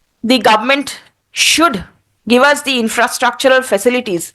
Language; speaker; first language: English; non-native, local second language; Bangla